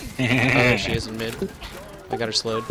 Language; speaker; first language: English; native; English